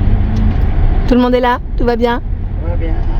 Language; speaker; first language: French; native; French